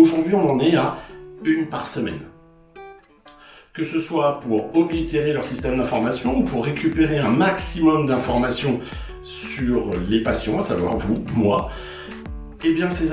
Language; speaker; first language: French; native; French